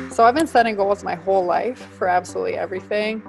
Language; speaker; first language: English; native; English